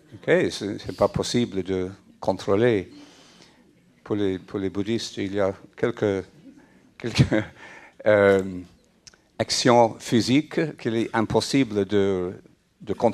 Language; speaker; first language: French; non-native, fluent; English